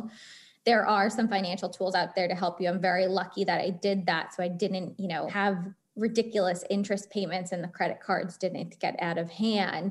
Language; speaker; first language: English; native; English